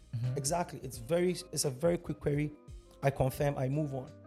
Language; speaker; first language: English; non-native, local second language; Akan